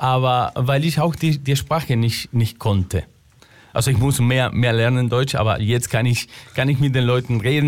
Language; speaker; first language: German; non-native, fluent; Spanish